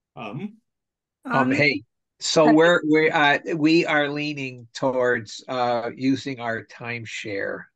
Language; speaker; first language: English; native; English